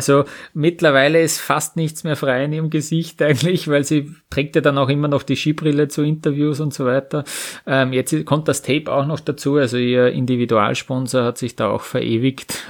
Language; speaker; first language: German; native; German